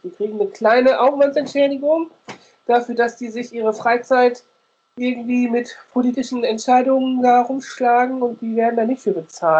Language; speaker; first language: German; native; German